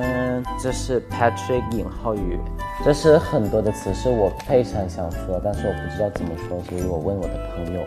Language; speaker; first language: Chinese; non-native, learner; Thai